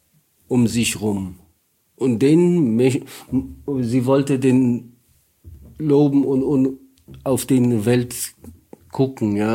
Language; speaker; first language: German; non-native, learner; Polish